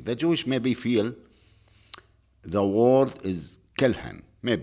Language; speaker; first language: English; non-native, learner; Arabic